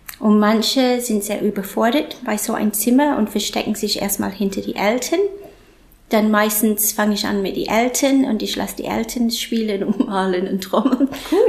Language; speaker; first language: German; non-native, fluent; English